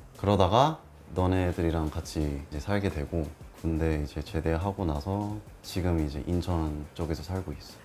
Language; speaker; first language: Korean; early bilingual, heritage; Korean